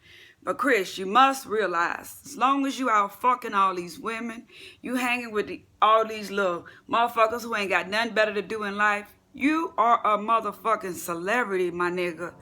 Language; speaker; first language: English; native; English